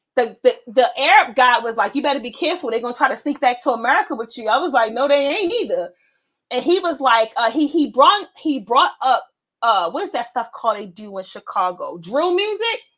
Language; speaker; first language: English; native; English